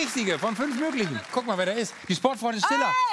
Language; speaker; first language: German; native; German